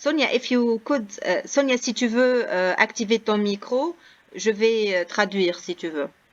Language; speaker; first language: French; non-native, local second language; Arabic